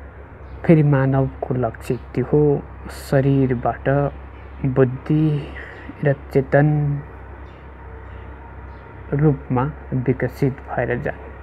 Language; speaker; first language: Nepali; native; Nepali